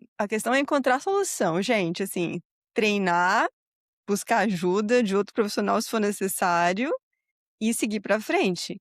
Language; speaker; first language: Portuguese; native; Portuguese